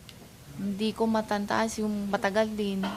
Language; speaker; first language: Filipino; non-native, learner; Chinese